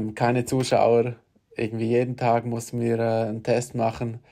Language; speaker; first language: German; native; German